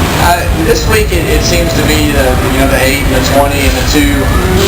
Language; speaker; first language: English; native; English